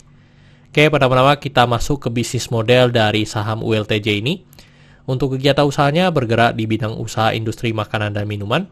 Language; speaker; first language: Indonesian; native; Indonesian